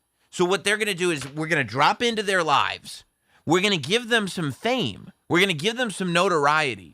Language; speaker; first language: English; native; English